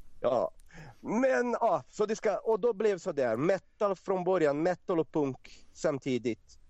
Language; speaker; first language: Swedish; non-native, fluent; Portuguese